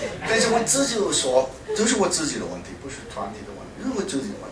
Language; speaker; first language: Chinese; non-native, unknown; English